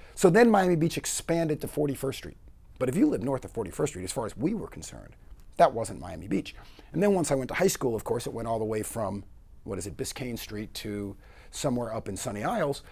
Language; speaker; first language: English; native; English